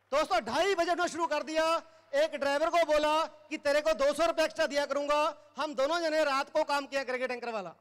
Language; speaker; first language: Hindi; native; Hindi